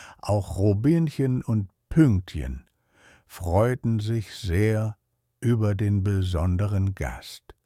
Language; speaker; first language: German; native; German